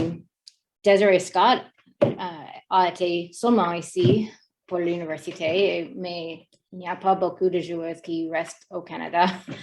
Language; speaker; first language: French; non-native, learner; English